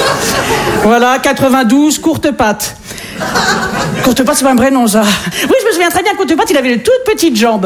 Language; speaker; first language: French; native; French